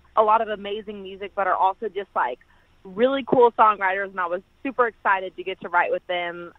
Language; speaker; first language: English; native; English